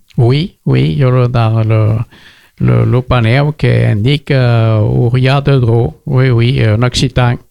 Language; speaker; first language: French; native; French